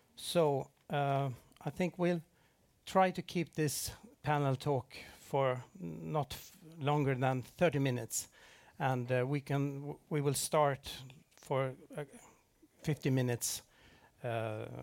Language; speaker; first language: English; non-native, fluent; Swedish